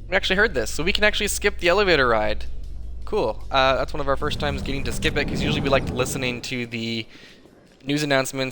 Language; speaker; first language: English; native; English